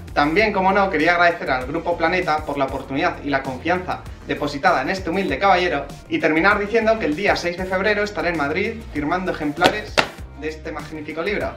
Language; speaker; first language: Spanish; native; Spanish